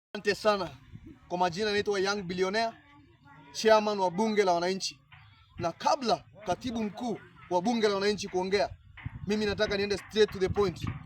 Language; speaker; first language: Swahili; non-native, local second language; Kalenjin